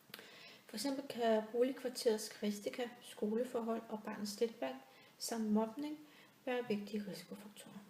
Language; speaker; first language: Danish; native; Danish